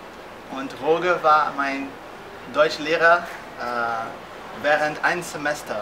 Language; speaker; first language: German; non-native, fluent; Portuguese